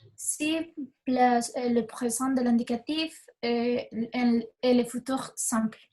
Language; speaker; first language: French; non-native, learner; Spanish